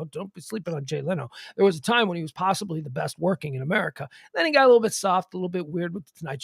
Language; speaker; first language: English; native; English